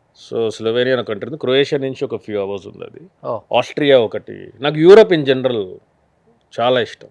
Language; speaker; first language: Telugu; native; Telugu